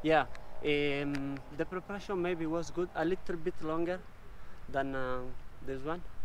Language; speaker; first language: English; non-native, learner; Italian